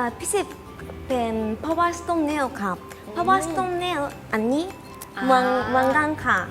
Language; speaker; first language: Thai; non-native, learner; Japanese